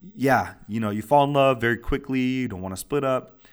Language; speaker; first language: English; native; English